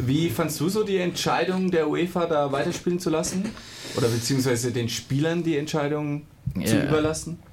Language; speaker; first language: German; native; German